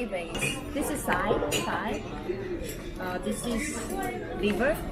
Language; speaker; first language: English; non-native, learner; Japanese